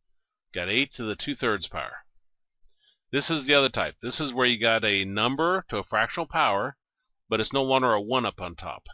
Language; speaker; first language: English; native; English